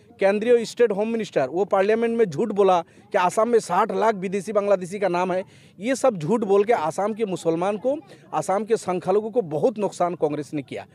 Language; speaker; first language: Hindi; non-native, local second language; Bangla